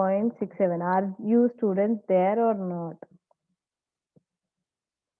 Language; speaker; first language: English; non-native, local second language; Telugu